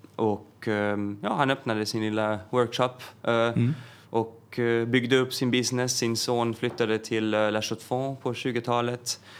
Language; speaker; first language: Swedish; early bilingual, heritage; French